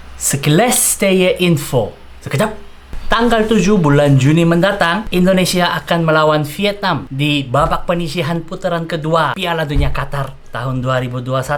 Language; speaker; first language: Indonesian; non-native, fluent; Korean